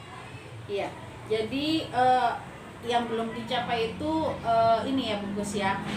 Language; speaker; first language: Indonesian; native; Indonesian